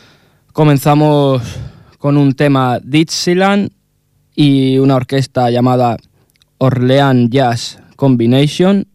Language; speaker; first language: Spanish; native; Spanish